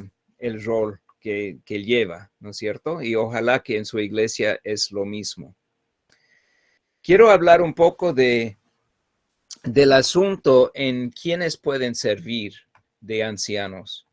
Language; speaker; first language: Spanish; non-native, fluent; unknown